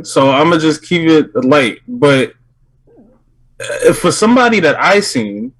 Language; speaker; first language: English; native; English